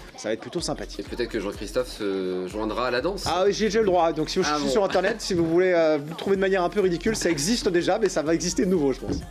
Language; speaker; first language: French; native; French